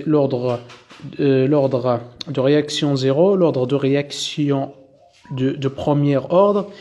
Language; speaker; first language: French; non-native, local second language; Arabic